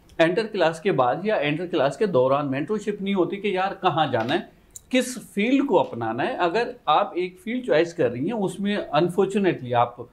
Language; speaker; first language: Urdu; non-native, local second language; Sindhi